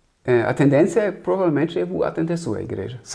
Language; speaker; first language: Portuguese; non-native, fluent; German